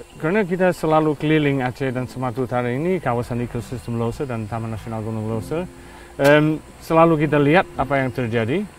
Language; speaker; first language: Indonesian; non-native, fluent; English